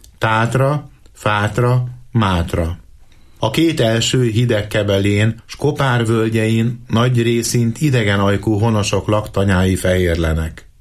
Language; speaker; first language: Hungarian; native; Hungarian